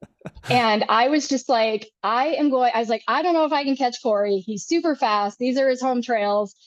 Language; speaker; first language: English; native; English